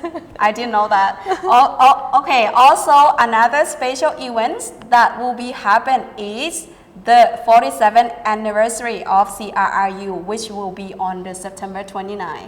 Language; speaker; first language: English; non-native, fluent; Thai